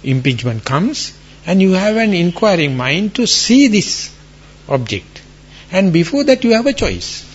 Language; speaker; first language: English; non-native, local second language; Sinhala